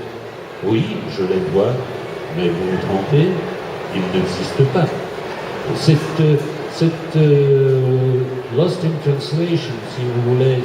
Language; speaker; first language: French; non-native, fluent; Russian